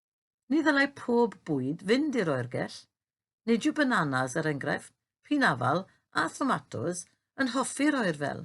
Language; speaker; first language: Welsh; native; Welsh